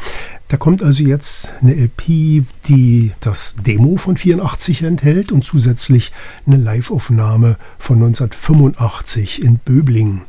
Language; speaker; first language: German; native; German